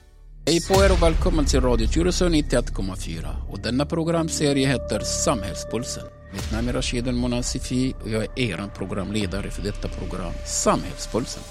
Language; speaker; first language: Swedish; non-native, fluent; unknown